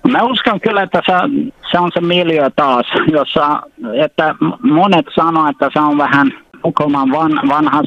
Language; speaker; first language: Finnish; non-native, local second language; Swedish